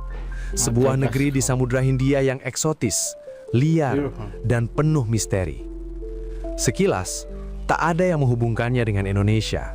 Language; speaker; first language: Indonesian; native; Indonesian